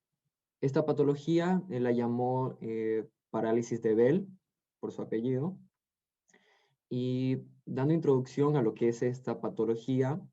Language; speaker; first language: Spanish; native; Spanish